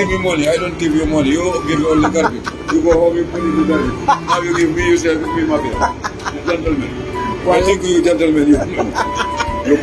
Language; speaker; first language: English; non-native, learner; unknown